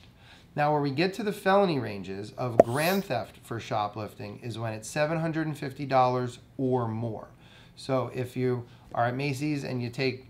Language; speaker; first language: English; native; English